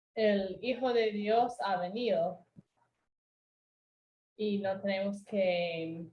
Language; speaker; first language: Spanish; non-native, fluent; English